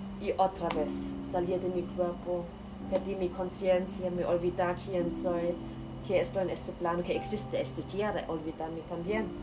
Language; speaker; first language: Spanish; non-native, learner; German